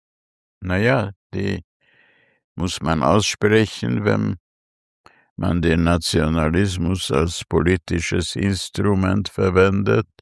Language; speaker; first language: German; non-native, fluent; Hungarian